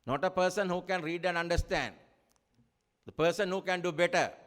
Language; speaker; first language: English; non-native, local second language; Sinhala